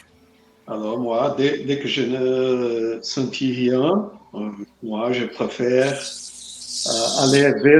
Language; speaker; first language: French; non-native, learner; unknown